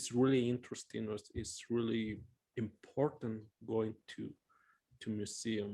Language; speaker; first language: English; non-native, fluent; Spanish